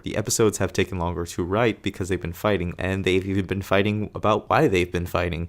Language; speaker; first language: English; native; English